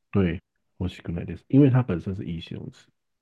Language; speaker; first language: Japanese; non-native, fluent; Chinese